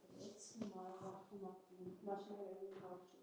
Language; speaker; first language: Romanian; non-native, local second language; Hungarian